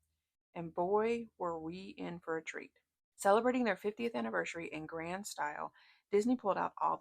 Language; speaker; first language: English; native; English